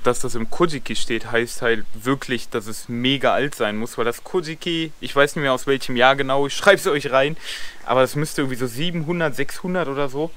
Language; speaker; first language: German; native; German